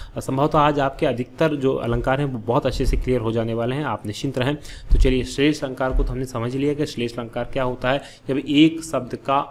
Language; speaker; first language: Hindi; native; Hindi